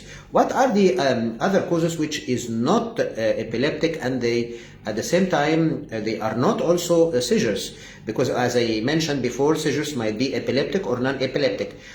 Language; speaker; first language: English; non-native, fluent; Arabic